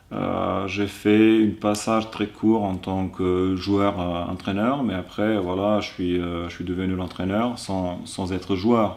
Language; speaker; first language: French; non-native, fluent; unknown